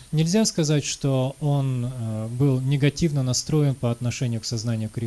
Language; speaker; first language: Russian; native; Russian